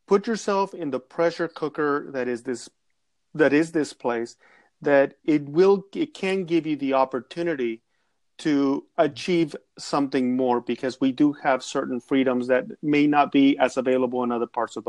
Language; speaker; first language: English; non-native, fluent; Spanish